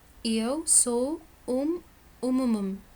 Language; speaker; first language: Portuguese; non-native, learner; Arabic